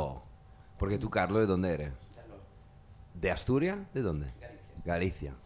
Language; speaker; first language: Italian; native; Italian